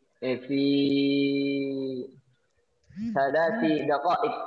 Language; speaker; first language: Arabic; non-native, learner; Indonesian